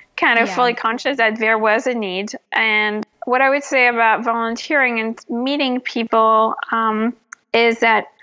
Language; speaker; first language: English; non-native, fluent; French